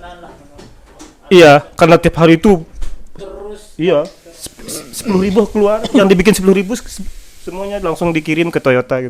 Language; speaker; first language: Indonesian; native; Indonesian